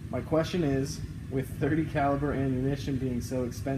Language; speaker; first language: English; native; English